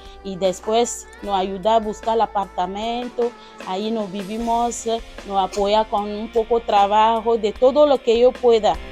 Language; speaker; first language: Spanish; non-native, learner; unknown